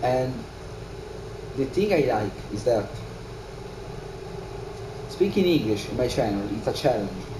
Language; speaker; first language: English; non-native, learner; Italian